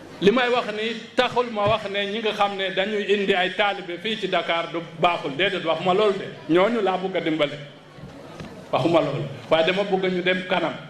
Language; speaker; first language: Wolof; non-native, local second language; Fula